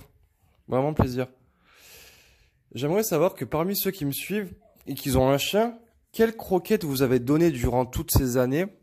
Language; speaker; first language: French; native; French